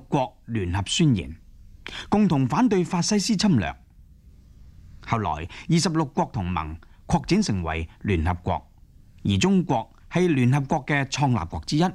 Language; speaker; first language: Chinese; non-native, local second language; Cantonese